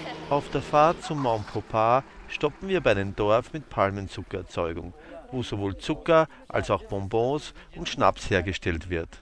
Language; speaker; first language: German; native; German